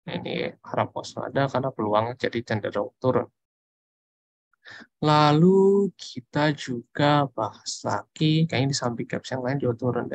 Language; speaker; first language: Indonesian; native; Indonesian